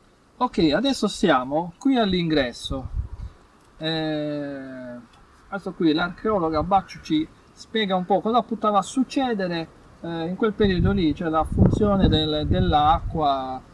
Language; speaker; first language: Italian; native; Italian